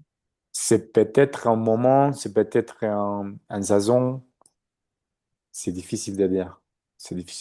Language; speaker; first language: French; non-native, learner; Spanish